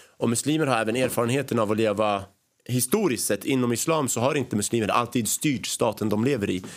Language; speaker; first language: Swedish; early bilingual, other home language; Arabic